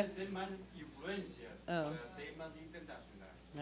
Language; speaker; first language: Portuguese; non-native, learner; Chinese